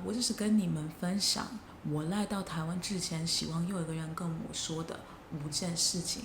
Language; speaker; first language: Chinese; non-native, fluent; English